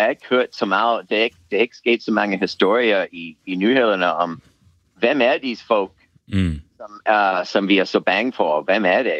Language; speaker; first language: Danish; non-native, fluent; English